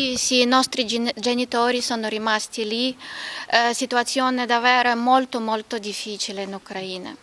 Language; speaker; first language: Italian; non-native, learner; Ukrainian